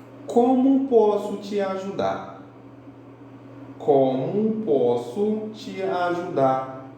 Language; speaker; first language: Portuguese; non-native, fluent; Haitian Creole